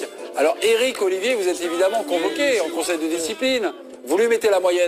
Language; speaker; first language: French; native; French